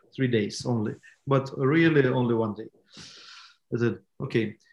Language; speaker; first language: English; non-native, learner; Estonian